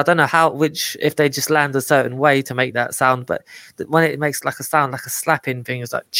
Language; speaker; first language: English; native; English